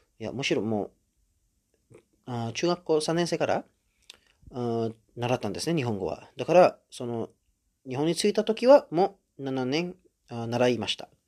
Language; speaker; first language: Japanese; non-native, fluent; Indonesian